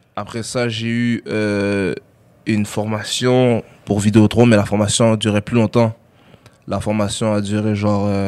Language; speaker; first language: French; early bilingual, other home language; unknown